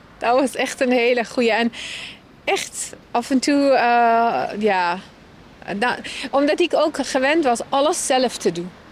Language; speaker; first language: Dutch; non-native, fluent; Persian